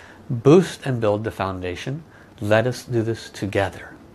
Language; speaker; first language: English; native; English